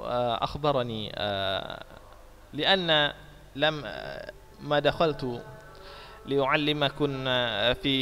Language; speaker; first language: Arabic; non-native, fluent; Indonesian